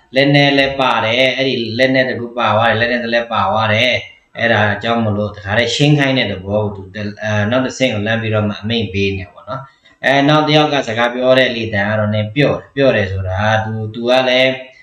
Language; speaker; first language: Burmese; non-native, local second language; Pa'o Karen